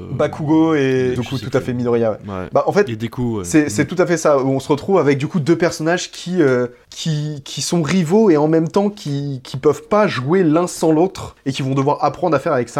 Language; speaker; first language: French; native; French